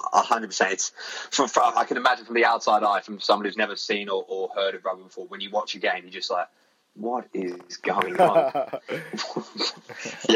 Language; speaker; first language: English; native; English